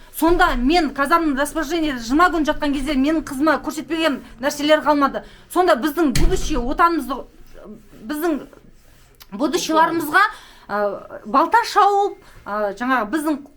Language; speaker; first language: Kazakh; native; Kazakh